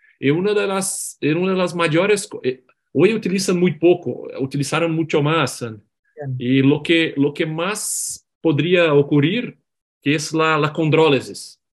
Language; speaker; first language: Spanish; non-native, learner; Portuguese